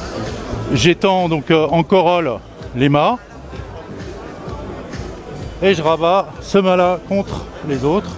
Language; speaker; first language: French; native; French